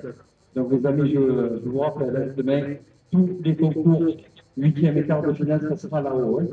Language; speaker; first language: French; native; French